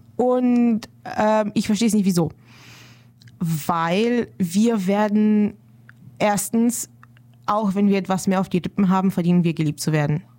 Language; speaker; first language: German; early bilingual, other home language; Romanian